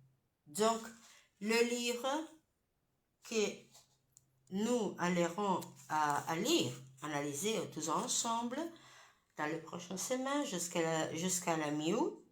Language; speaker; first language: French; non-native, fluent; Italian